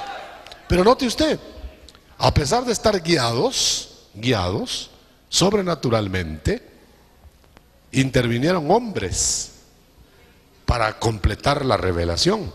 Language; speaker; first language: Spanish; native; Spanish